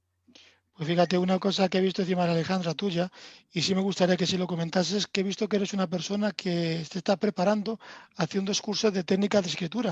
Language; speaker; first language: Spanish; native; Spanish